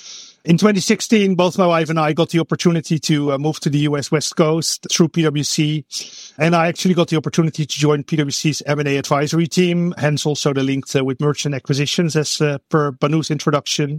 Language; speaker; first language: English; non-native, fluent; Dutch